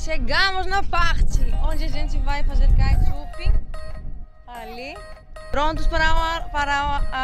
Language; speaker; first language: Portuguese; non-native, learner; Greek